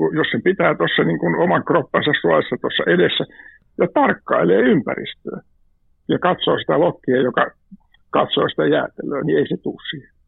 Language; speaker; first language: Finnish; native; Finnish